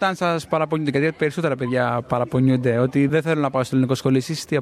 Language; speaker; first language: Greek; native; Greek